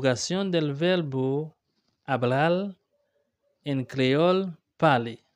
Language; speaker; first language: Spanish; non-native, learner; Haitian Creole